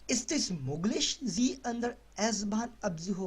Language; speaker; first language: German; non-native, learner; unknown